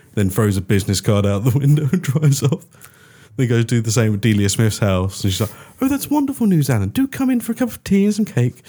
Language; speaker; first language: English; native; English